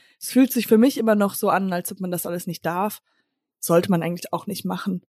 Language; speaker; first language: German; early bilingual, other home language; English